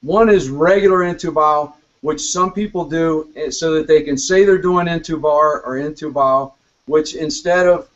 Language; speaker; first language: English; native; English